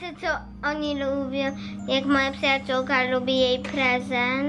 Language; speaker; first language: Polish; early bilingual, heritage; Polish